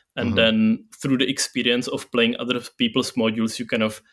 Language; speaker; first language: English; non-native, fluent; Czech